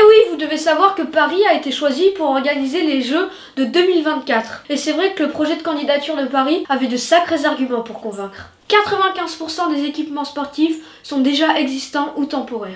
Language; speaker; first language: French; native; French